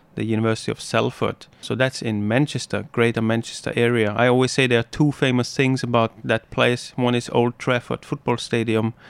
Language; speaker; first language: English; non-native, fluent; German